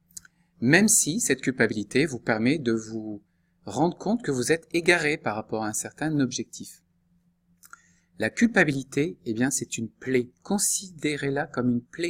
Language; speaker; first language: French; native; French